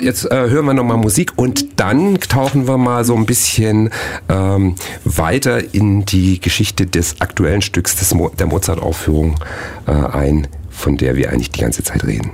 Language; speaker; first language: German; native; German